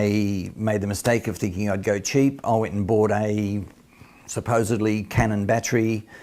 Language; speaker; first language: English; native; English